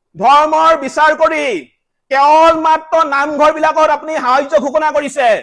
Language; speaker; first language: Assamese; native; Assamese